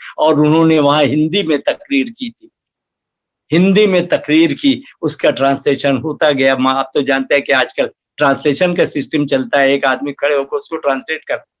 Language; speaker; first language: Urdu; native; Urdu